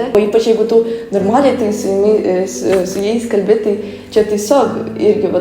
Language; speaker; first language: Lithuanian; non-native, learner; Ukrainian